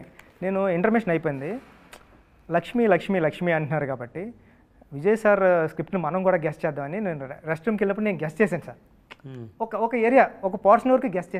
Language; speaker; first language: Telugu; native; Telugu